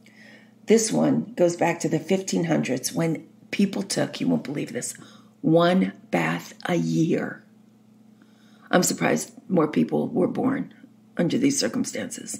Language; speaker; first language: English; native; English